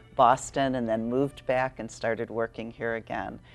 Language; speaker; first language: English; native; English